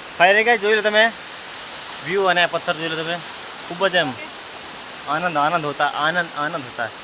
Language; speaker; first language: Gujarati; non-native, local second language; Bhili